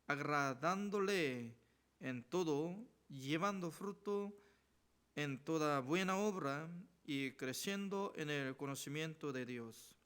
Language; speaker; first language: Spanish; non-native, fluent; Korean